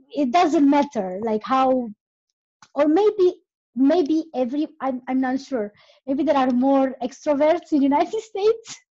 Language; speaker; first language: English; non-native, fluent; Romanian